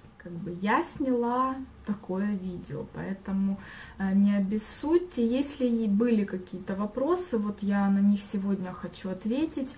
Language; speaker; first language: Russian; native; Russian